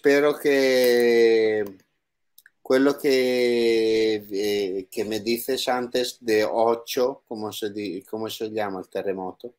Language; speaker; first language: Spanish; non-native, learner; Italian